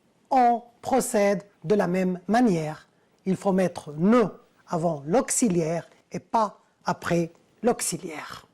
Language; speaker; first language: French; non-native, fluent; Arabic